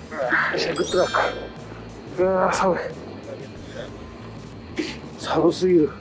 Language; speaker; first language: Japanese; native; Japanese